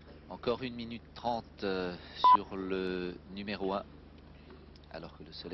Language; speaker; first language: French; native; French